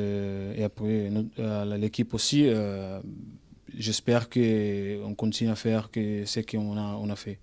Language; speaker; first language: French; non-native, learner; Italian